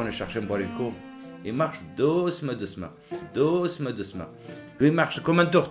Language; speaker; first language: French; non-native, local second language; Arabic